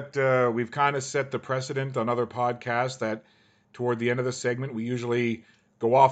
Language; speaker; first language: English; native; English